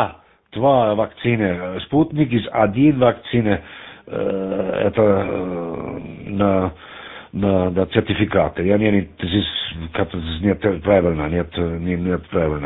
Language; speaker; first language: Russian; non-native, learner; German